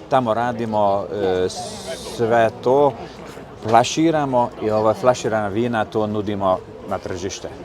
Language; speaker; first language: Bosnian; early bilingual, heritage; Croatian